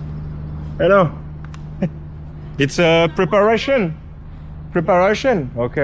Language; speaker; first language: English; non-native, learner; French